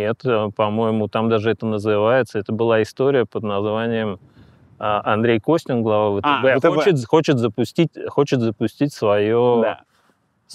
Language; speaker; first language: Russian; native; Russian